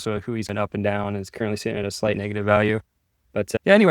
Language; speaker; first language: English; native; English